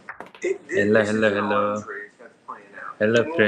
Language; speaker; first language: English; non-native, learner; Nepali